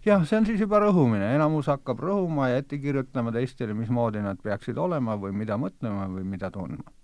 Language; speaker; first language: Estonian; native; Estonian